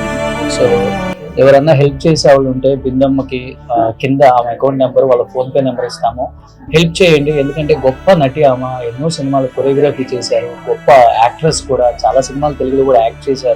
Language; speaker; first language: Telugu; native; Telugu